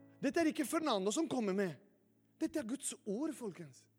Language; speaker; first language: Norwegian; non-native, fluent; Spanish